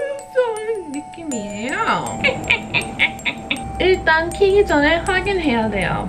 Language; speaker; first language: Korean; non-native, fluent; English